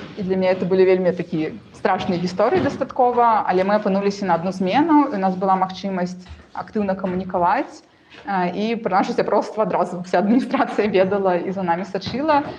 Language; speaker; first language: Belarusian; non-native, local second language; Russian